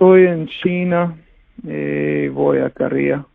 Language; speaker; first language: Spanish; non-native, learner; English